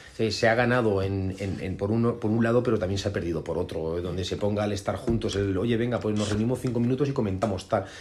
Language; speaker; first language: Spanish; native; Spanish